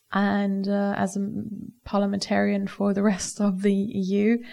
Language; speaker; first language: English; non-native, fluent; German